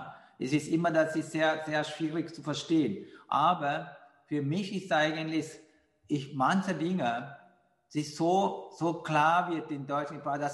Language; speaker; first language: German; non-native, fluent; Sinhala